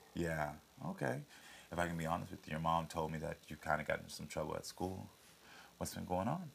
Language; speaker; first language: English; native; English